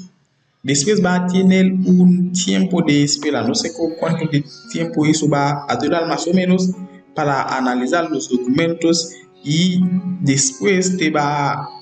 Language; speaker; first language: Spanish; non-native, learner; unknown